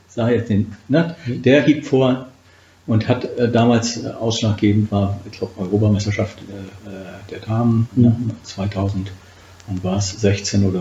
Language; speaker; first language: German; native; German